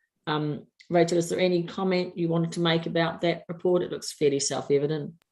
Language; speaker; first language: English; native; English